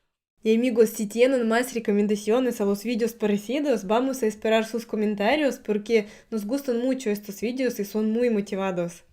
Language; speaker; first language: Spanish; non-native, fluent; Russian